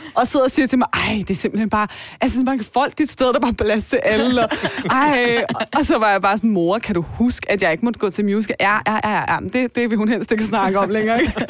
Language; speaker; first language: Danish; early bilingual, other home language; Persian